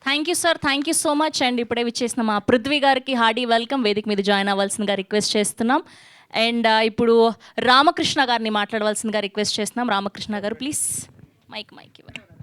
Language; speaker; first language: Telugu; native; Telugu